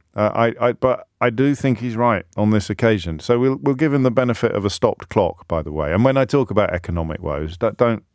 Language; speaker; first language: English; native; English